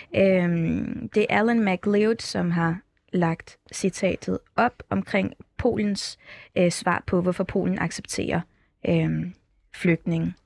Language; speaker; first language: Danish; early bilingual, other home language; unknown